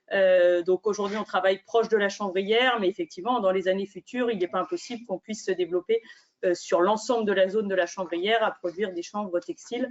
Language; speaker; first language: French; native; French